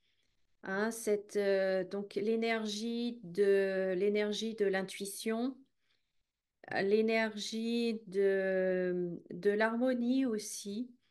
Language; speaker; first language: French; native; French